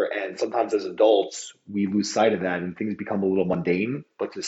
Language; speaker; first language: English; native; English